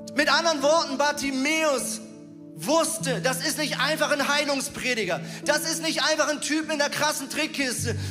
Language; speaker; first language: German; native; German